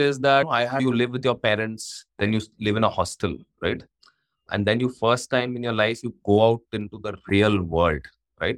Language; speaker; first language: English; non-native, local second language; Hindi